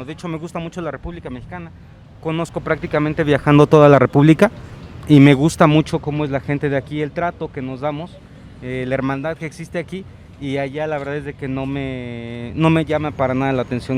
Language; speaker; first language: Spanish; native; Spanish